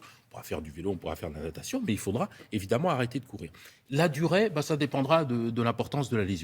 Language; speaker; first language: French; native; French